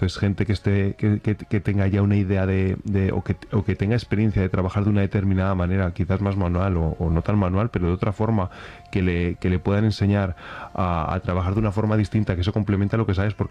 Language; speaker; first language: Spanish; native; Spanish